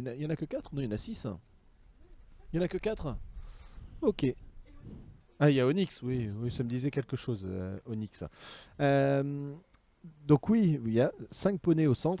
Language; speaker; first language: French; native; French